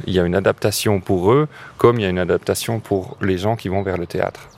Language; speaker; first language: French; native; French